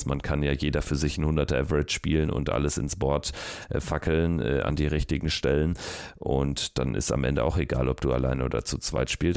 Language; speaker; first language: German; native; German